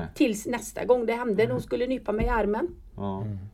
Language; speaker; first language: Swedish; native; Swedish